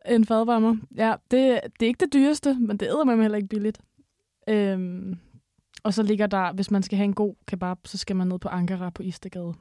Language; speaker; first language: Danish; native; Danish